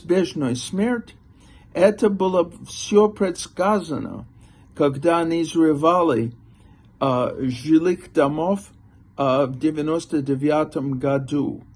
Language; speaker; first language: Russian; non-native, fluent; English